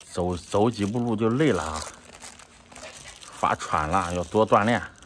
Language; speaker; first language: Chinese; native; Chinese